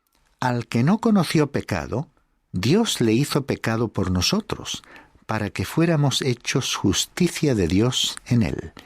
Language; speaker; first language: Spanish; native; Spanish